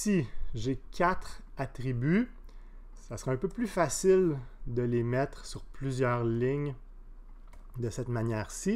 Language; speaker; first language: French; native; French